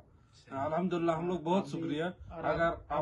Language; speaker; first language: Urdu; non-native, learner; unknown